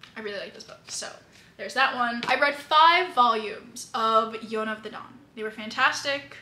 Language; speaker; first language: English; native; English